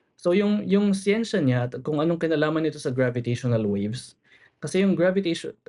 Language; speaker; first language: Filipino; native; Filipino